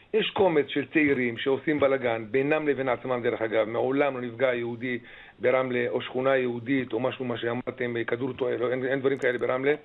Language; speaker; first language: Hebrew; native; Hebrew